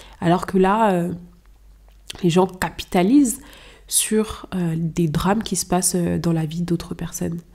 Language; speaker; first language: French; non-native, local second language; Lingala